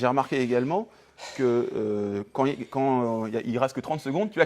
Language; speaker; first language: French; native; French